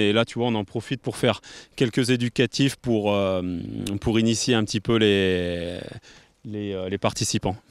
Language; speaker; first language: French; native; French